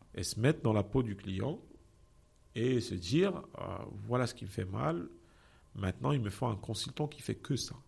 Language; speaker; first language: French; non-native, local second language; Arabic